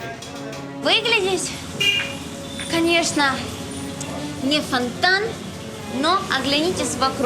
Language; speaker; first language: Russian; native; Russian